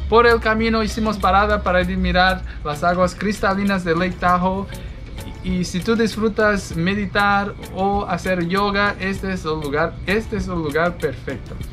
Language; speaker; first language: Spanish; non-native, fluent; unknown